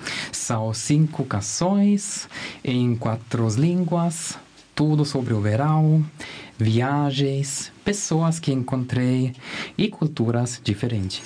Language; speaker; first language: Portuguese; non-native, learner; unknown